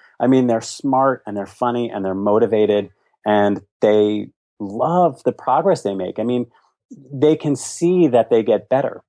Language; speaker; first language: English; native; English